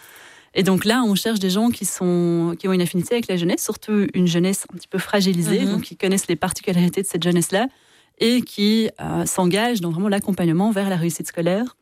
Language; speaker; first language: French; native; French